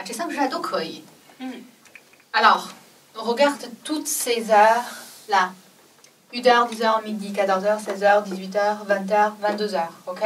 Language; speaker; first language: French; non-native, fluent; Chinese